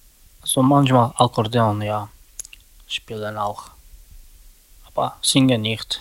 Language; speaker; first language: German; non-native, learner; Slovak